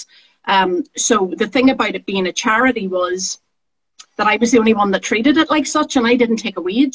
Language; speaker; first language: English; native; English